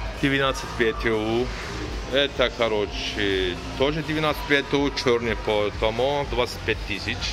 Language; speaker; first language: Russian; non-native, learner; Turkish